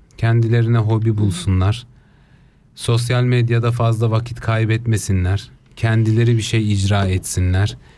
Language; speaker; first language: Turkish; early bilingual, heritage; Turkish